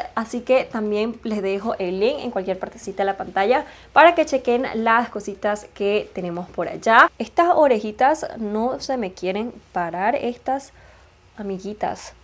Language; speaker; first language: Spanish; non-native, fluent; Chinese